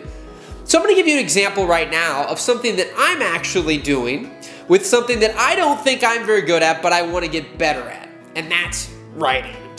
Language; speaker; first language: English; native; English